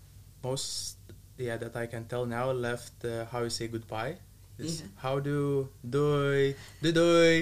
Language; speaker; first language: English; non-native, learner; Lithuanian